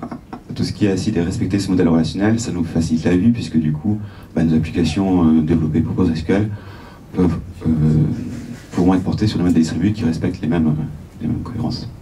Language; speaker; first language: French; native; French